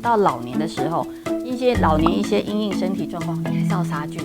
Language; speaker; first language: Chinese; native; Chinese